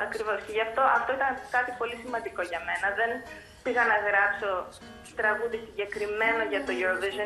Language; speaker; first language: Greek; early bilingual, heritage; Greek